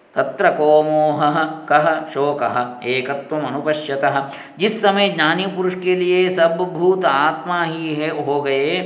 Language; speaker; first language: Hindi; non-native, local second language; Kannada